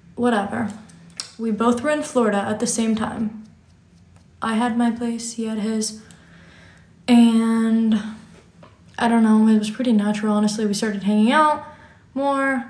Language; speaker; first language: English; native; English